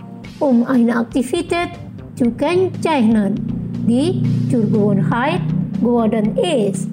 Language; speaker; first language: German; non-native, local second language; Indonesian